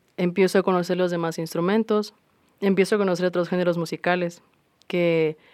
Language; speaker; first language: Spanish; native; Spanish